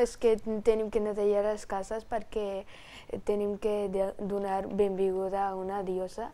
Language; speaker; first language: Catalan; early bilingual, other home language; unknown